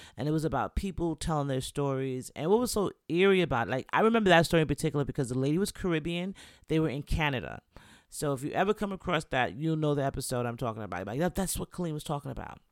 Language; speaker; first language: English; native; English